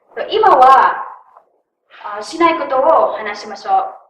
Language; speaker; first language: Japanese; non-native, learner; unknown